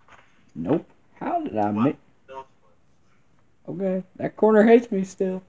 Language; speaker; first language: English; native; English